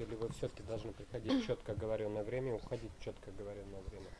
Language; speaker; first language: Russian; native; Russian